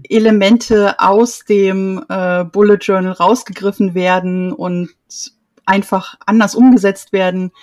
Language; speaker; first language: German; native; German